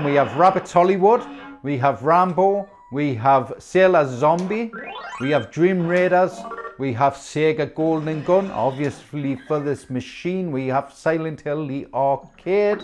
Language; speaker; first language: English; native; English